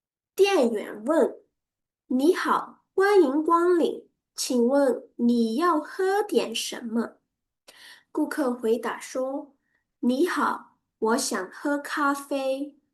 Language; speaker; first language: Chinese; non-native, learner; Burmese